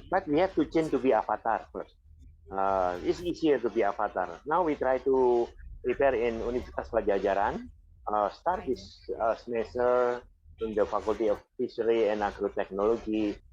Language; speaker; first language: English; non-native, fluent; Indonesian